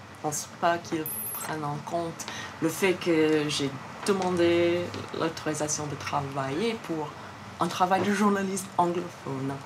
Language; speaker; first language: French; non-native, fluent; English